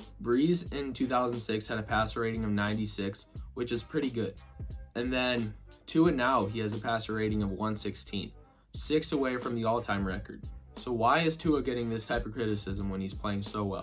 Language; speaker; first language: English; native; English